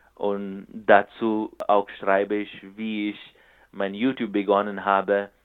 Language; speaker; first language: German; non-native, fluent; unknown